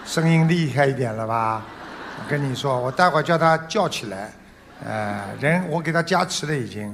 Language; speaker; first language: Chinese; non-native, local second language; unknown